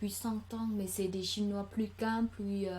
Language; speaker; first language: French; non-native, learner; Khmer